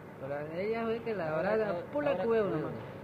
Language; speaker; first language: Spanish; non-native, local second language; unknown